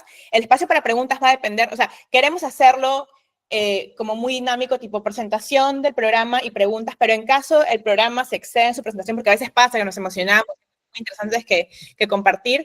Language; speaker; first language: Spanish; native; Spanish